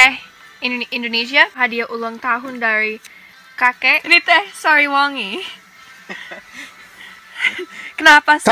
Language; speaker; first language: Indonesian; non-native, fluent; English